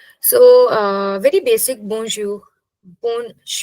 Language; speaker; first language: French; non-native, fluent; English